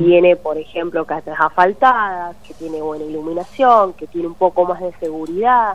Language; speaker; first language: Spanish; native; Spanish